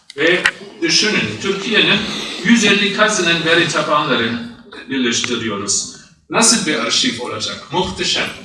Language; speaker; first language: Turkish; non-native, fluent; German